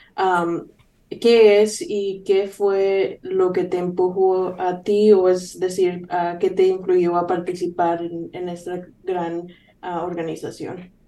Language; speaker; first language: Spanish; early bilingual, heritage; Spanish